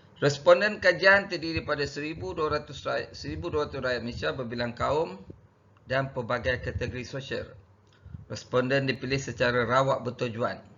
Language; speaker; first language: Malay; native; Malay